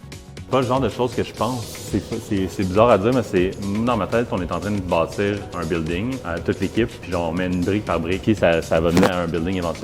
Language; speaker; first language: French; native; French